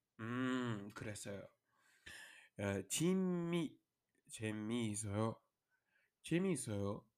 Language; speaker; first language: Korean; non-native, learner; Portuguese